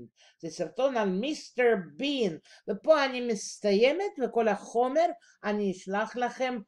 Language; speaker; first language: Hebrew; non-native, fluent; Russian